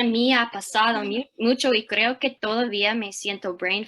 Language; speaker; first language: Spanish; early bilingual, heritage; English